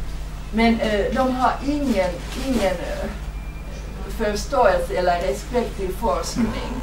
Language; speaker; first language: Swedish; non-native, fluent; Finnish